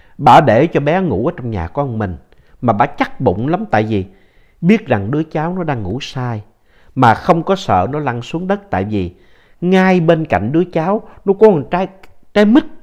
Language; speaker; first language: Vietnamese; native; Vietnamese